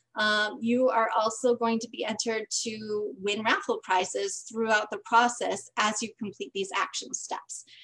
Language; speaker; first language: English; native; English